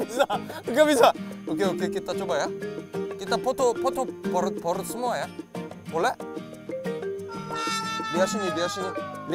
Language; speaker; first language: Indonesian; non-native, learner; Korean